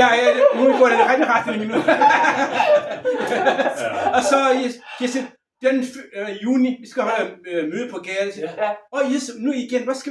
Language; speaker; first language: Danish; non-native, fluent; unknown